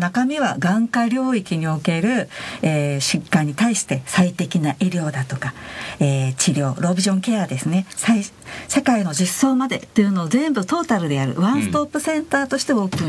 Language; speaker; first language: Japanese; native; Japanese